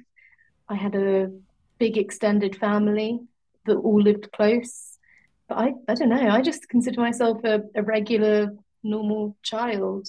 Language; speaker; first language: English; native; English